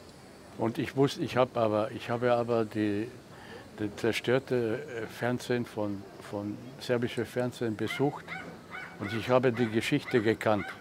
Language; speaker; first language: German; non-native, fluent; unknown